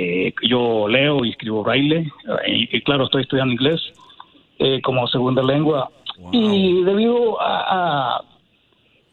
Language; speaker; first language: Spanish; native; Spanish